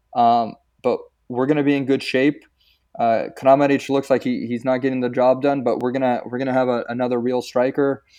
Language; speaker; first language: English; early bilingual, other home language; Croatian